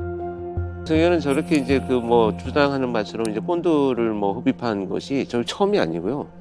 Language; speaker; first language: Korean; native; Korean